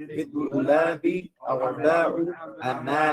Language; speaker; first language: Arabic; non-native, learner; English